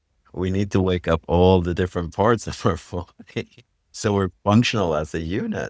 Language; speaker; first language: English; non-native, fluent; Swedish